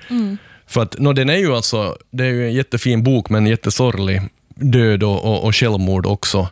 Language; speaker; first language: Swedish; native; Swedish